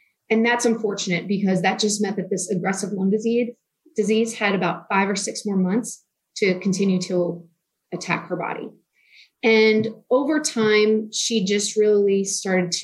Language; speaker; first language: English; native; English